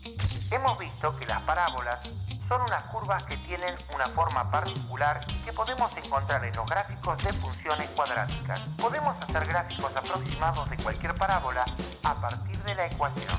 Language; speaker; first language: Spanish; native; Spanish